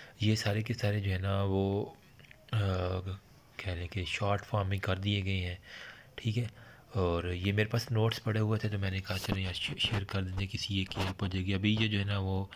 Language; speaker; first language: Urdu; native; Urdu